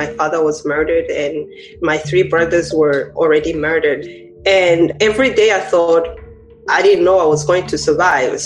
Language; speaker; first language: English; non-native, local second language; Kinyarwanda